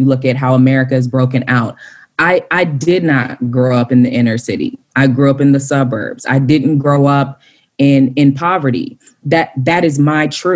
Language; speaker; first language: English; native; English